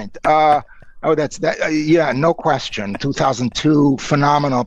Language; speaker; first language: English; non-native, fluent; Romanian